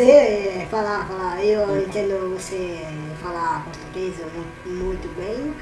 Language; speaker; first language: Portuguese; non-native, learner; Italian